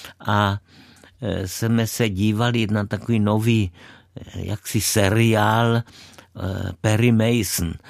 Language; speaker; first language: Czech; native; Czech